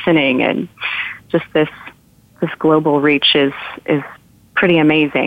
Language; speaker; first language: English; native; English